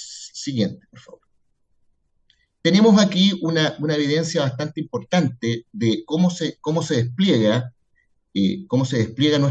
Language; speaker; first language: Spanish; native; Spanish